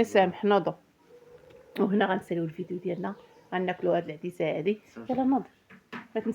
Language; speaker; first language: Arabic; native; Arabic